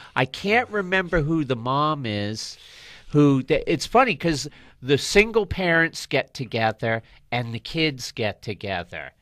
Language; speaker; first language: English; native; English